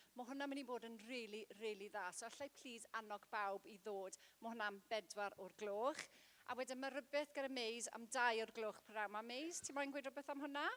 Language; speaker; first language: Welsh; non-native, local second language; English